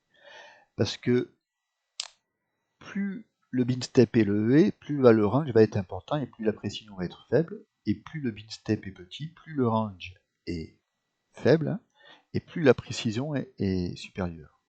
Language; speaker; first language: French; native; French